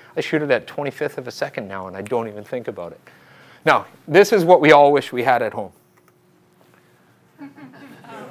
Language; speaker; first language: English; native; English